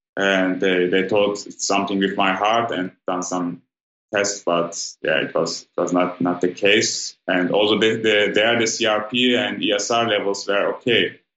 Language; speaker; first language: English; non-native, fluent; German